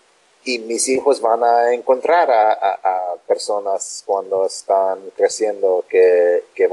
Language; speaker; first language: Spanish; non-native, learner; English